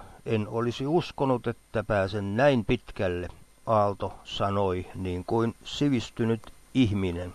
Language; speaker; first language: Finnish; native; Finnish